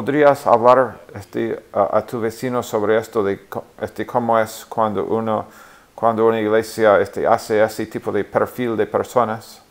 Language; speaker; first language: Spanish; non-native, fluent; English